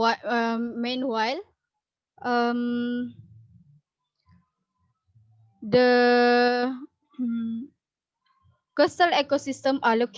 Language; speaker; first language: English; non-native, learner; Indonesian